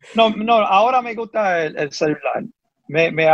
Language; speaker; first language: Spanish; early bilingual, heritage; Spanish